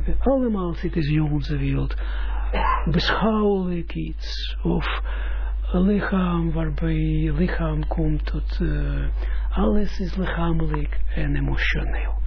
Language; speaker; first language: Dutch; non-native, fluent; Russian